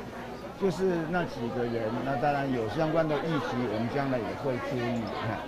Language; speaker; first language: Chinese; native; Chinese